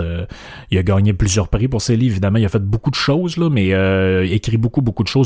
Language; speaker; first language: French; native; French